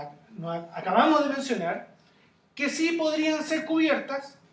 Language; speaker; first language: Spanish; native; Spanish